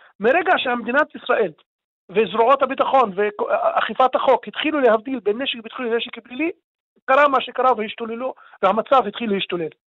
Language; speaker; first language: Hebrew; non-native, local second language; Arabic